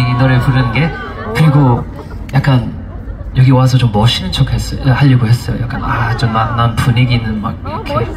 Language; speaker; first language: Korean; non-native, fluent; English